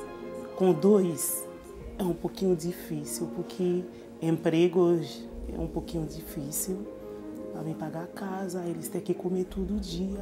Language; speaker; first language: Portuguese; non-native, learner; Haitian Creole